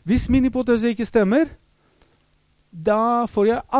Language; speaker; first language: Norwegian; non-native, fluent; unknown